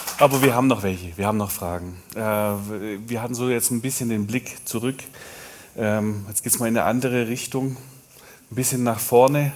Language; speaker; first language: German; native; German